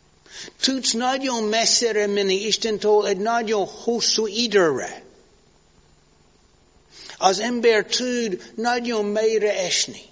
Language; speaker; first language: Hungarian; non-native, learner; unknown